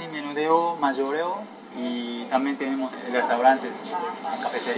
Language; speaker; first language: Spanish; non-native, fluent; Japanese